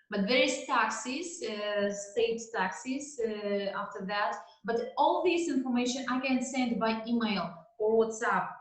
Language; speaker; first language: English; non-native, learner; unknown